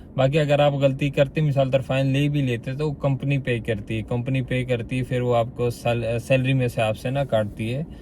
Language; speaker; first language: Urdu; non-native, local second language; Pashto